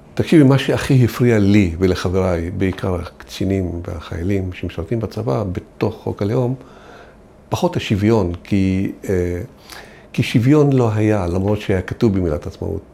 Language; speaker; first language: Hebrew; non-native, local second language; Arabic